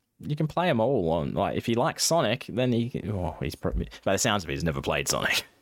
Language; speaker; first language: English; native; English